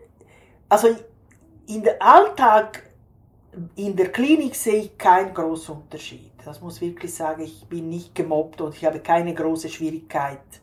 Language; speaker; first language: German; non-native, fluent; Italian